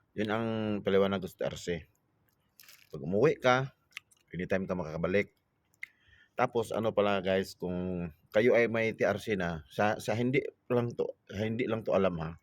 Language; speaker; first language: Filipino; native; Filipino